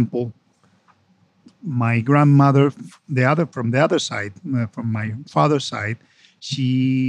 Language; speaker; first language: English; non-native, fluent; Spanish